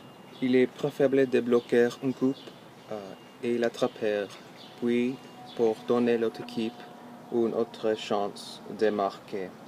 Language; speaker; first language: French; non-native, learner; English